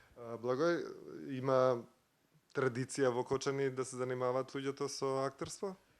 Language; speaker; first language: Macedonian; native; Macedonian